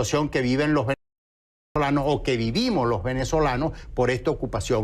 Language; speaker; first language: Spanish; native; Spanish